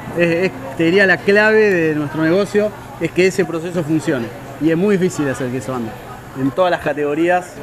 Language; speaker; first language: Spanish; native; Spanish